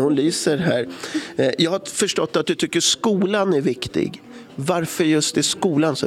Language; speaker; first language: Swedish; native; Swedish